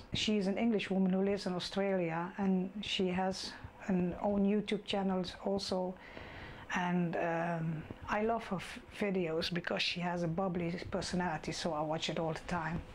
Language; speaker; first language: English; non-native, fluent; Dutch